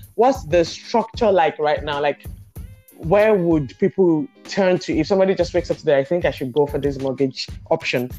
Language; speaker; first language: English; non-native, local second language; Yoruba